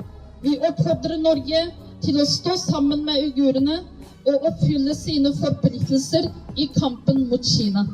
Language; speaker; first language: Norwegian; non-native, fluent; Uyghur